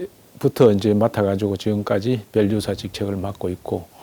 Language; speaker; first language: Korean; native; Korean